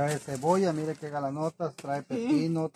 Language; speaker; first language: Spanish; native; Spanish